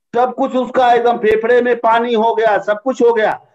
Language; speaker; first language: Hindi; native; Hindi